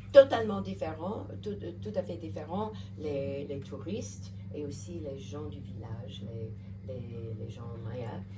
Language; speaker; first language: French; non-native, learner; English